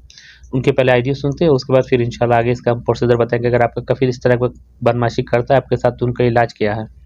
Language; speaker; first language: Hindi; native; Hindi